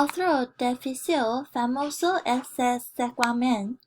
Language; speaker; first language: Spanish; non-native, learner; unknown